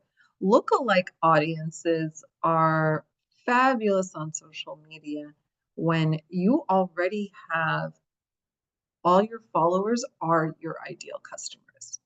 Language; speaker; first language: English; native; English